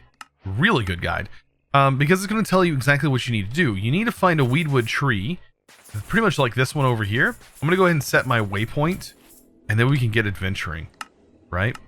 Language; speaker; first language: English; native; English